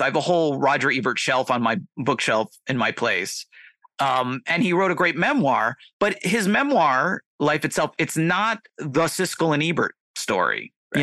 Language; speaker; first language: English; native; English